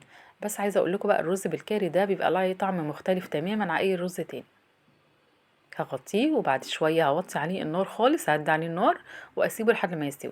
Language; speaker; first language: Arabic; native; Arabic